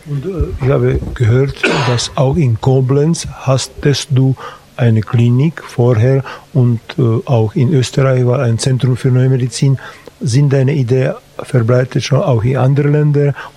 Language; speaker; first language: German; non-native, fluent; Slovak